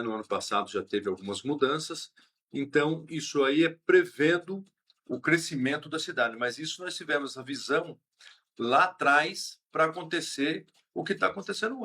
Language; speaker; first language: Portuguese; native; Portuguese